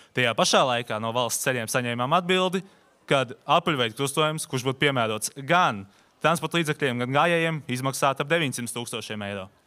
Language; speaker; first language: Latvian; native; Latvian